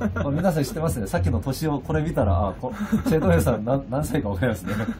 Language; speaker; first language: Japanese; non-native, fluent; Korean